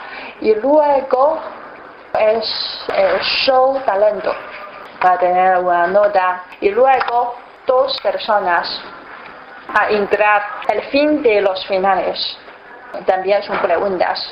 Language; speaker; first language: Spanish; non-native, learner; Chinese